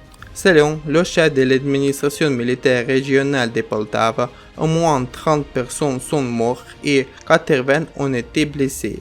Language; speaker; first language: French; non-native, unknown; Ukrainian